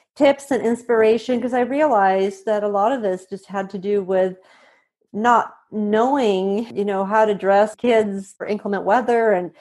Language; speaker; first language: English; non-native, fluent; Swedish